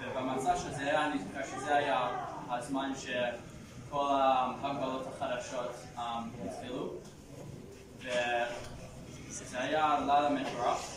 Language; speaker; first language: Hebrew; non-native, fluent; English